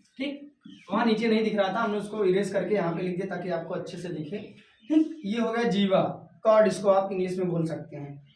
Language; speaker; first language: Hindi; native; Hindi